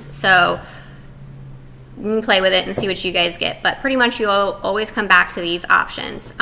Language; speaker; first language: English; native; English